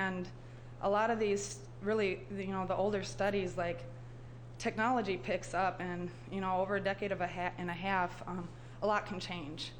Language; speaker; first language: English; native; English